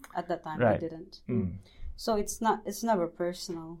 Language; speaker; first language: English; non-native, local second language; Cebuano